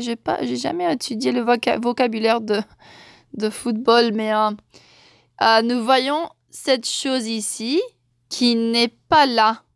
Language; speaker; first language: French; non-native, fluent; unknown